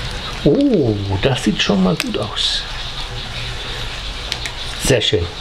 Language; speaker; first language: German; native; German